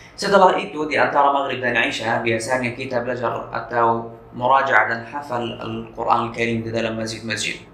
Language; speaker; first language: Indonesian; non-native, fluent; Arabic